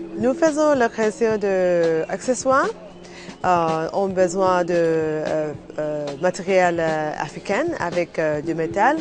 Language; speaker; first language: French; non-native, learner; Swahili